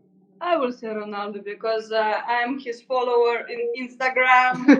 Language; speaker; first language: English; non-native, learner; Russian